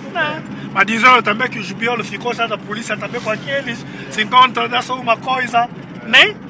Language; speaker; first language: Portuguese; non-native, learner; Lingala